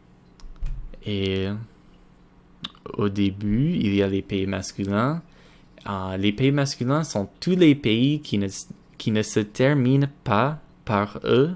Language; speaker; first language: French; non-native, learner; English